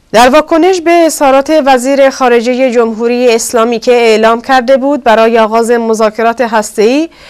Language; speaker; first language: Persian; non-native, local second language; Kurdish